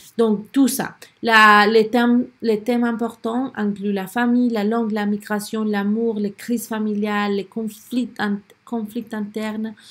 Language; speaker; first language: French; non-native, learner; Spanish